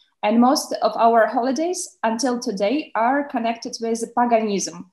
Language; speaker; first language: English; non-native, fluent; Belarusian